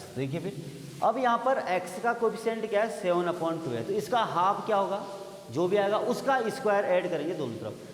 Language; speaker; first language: Hindi; native; Hindi